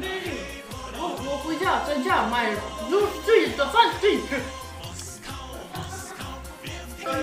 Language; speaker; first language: Chinese; non-native, learner; Russian